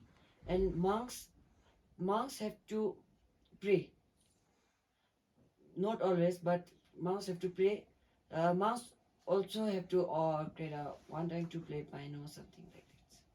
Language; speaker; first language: English; non-native, learner; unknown